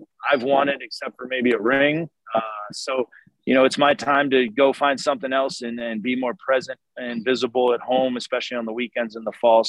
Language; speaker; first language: English; native; English